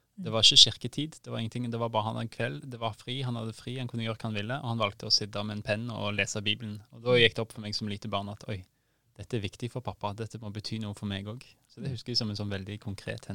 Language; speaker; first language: Norwegian; native; Norwegian